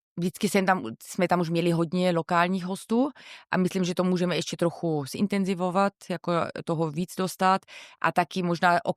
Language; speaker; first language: Czech; non-native, fluent; German